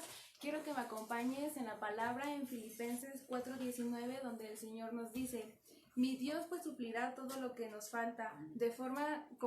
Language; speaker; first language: Spanish; native; Spanish